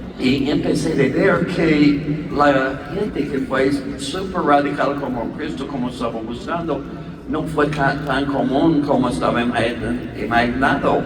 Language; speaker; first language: Spanish; non-native, learner; English